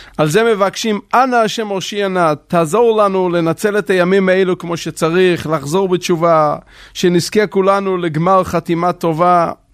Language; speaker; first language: Hebrew; non-native, local second language; Yiddish